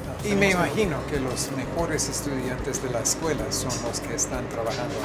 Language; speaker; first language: Spanish; non-native, fluent; English